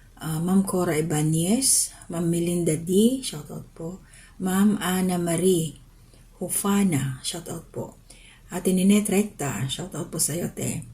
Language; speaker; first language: Filipino; non-native, local second language; Waray